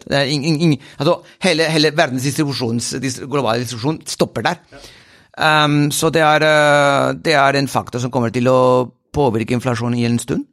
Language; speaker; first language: Swedish; non-native, fluent; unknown